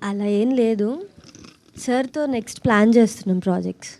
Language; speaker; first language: Telugu; native; Telugu